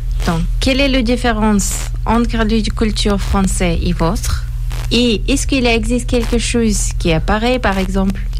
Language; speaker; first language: French; non-native, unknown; Persian